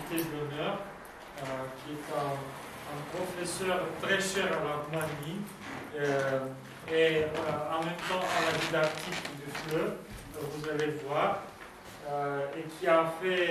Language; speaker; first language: French; non-native, fluent; Romanian